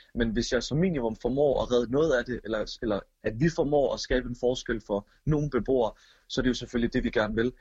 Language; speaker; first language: Danish; early bilingual, other home language; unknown